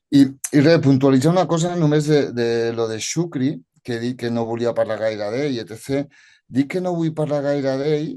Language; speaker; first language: Catalan; early bilingual, other home language; Arabic